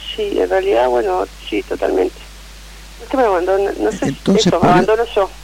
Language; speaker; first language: Spanish; native; Spanish